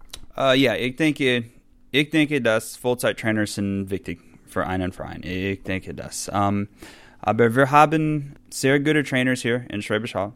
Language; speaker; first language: German; non-native, fluent; English